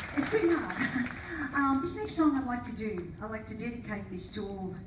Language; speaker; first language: English; native; English